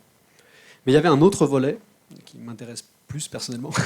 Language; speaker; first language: French; native; French